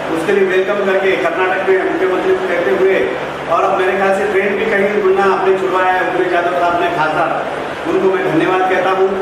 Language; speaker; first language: Hindi; non-native, local second language; Lambadi